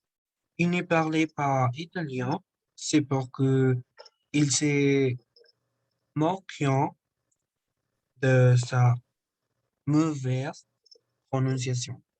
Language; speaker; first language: French; non-native, learner; Spanish